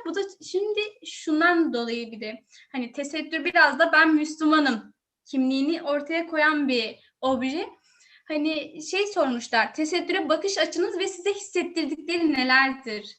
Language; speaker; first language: Turkish; native; Turkish